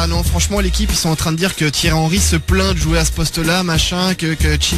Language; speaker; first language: French; native; French